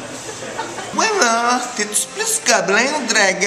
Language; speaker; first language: French; native; French